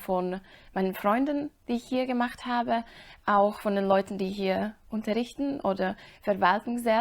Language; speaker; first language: German; non-native, fluent; Slovak